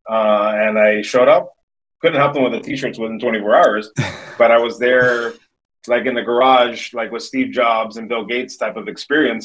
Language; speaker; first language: English; native; English